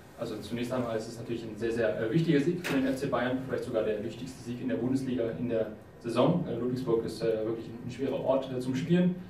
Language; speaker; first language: German; native; German